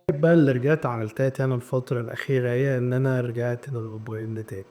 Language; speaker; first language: Arabic; native; Arabic